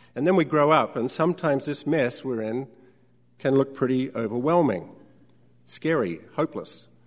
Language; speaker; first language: English; native; English